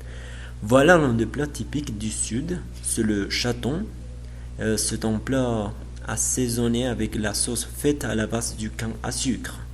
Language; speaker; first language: French; non-native, learner; Spanish